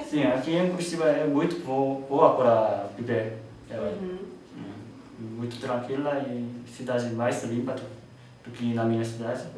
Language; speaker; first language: Portuguese; non-native, learner; Korean